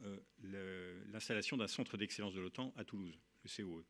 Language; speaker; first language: French; native; French